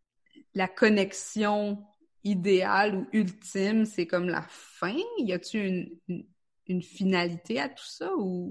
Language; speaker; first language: French; native; French